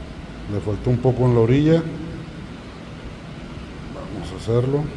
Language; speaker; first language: Spanish; native; Spanish